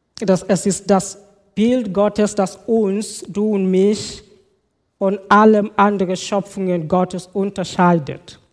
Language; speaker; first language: German; non-native, fluent; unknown